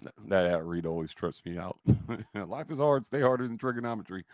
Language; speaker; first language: English; native; English